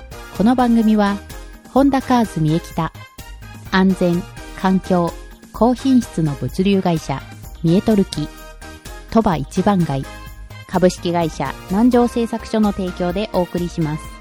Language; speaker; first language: Japanese; native; Japanese